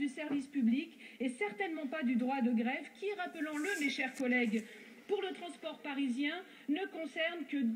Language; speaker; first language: French; native; French